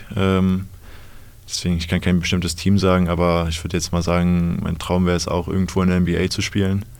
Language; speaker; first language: German; native; German